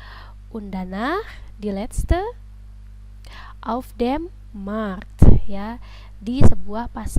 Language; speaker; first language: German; non-native, fluent; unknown